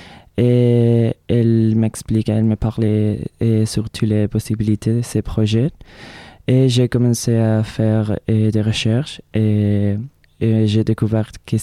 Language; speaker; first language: French; non-native, learner; Spanish